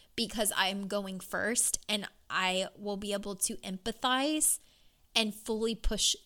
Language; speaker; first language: English; native; English